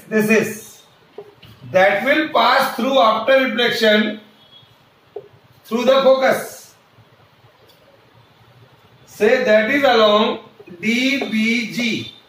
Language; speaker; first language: English; non-native, local second language; Hindi